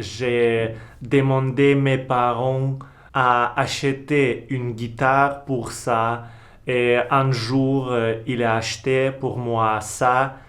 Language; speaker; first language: French; non-native, learner; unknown